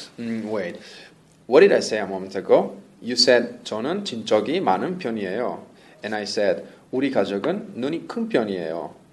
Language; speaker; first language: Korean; non-native, learner; Italian